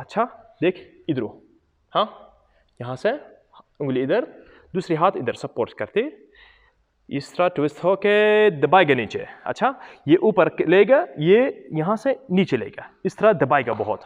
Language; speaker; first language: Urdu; non-native, local second language; Punjabi